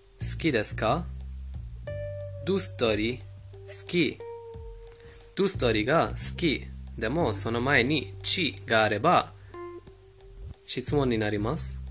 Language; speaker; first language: Japanese; non-native, learner; Persian